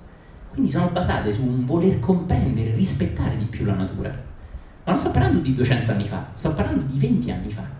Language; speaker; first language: Italian; native; Italian